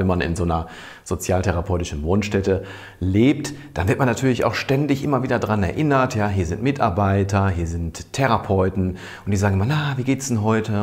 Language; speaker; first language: German; native; German